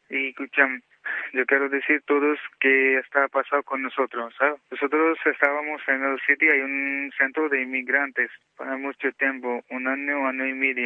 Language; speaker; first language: Spanish; non-native, learner; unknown